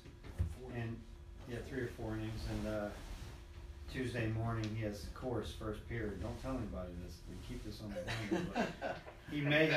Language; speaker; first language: English; native; English